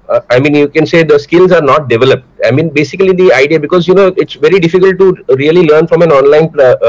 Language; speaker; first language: English; non-native, local second language; Marathi